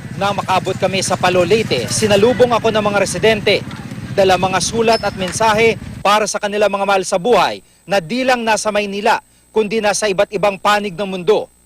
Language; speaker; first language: Filipino; native; Filipino